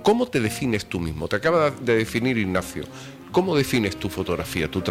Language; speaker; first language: Spanish; native; Spanish